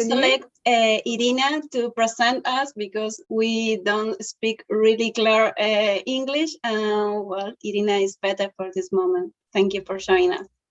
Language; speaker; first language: English; non-native, learner; Spanish